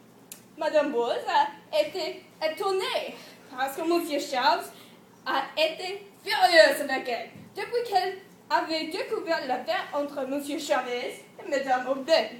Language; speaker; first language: French; non-native, learner; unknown